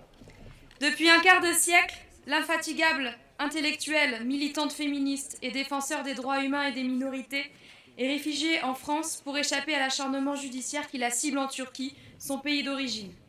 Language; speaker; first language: French; native; French